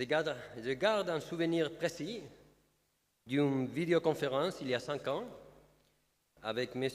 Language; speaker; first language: French; non-native, fluent; Spanish